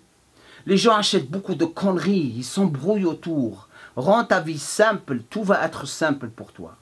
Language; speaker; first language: French; non-native, fluent; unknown